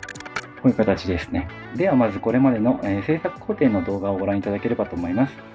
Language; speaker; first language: Japanese; native; Japanese